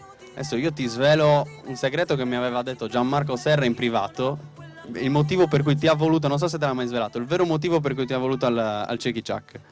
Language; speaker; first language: Italian; native; Italian